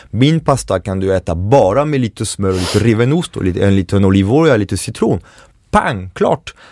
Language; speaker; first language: Swedish; non-native, fluent; French